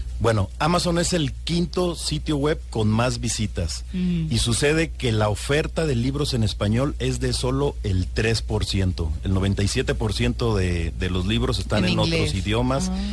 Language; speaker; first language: Spanish; native; Spanish